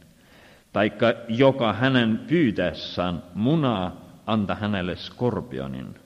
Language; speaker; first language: Finnish; non-native, fluent; Estonian